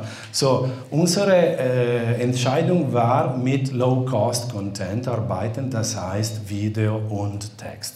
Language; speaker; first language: German; non-native, fluent; Italian